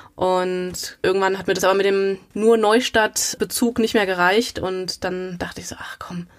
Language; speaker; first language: German; native; German